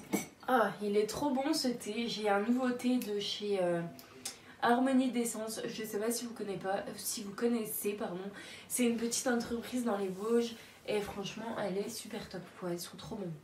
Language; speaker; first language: French; native; French